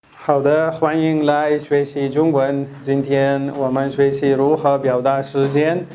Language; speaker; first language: Chinese; non-native, fluent; Pashto